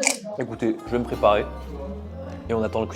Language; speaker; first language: French; native; French